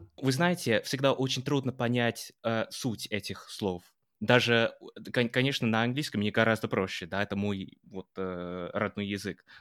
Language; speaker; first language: Russian; non-native, fluent; English